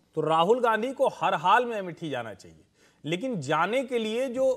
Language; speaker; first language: Hindi; native; Hindi